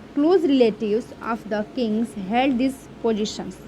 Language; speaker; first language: English; non-native, local second language; Hindi